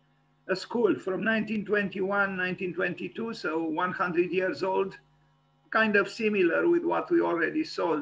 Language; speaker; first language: English; non-native, fluent; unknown